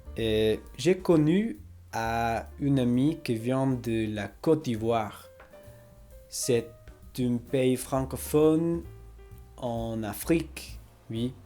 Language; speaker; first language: French; non-native, learner; English